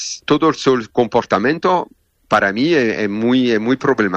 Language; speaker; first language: Spanish; non-native, learner; French